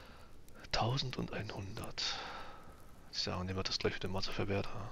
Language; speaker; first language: German; native; German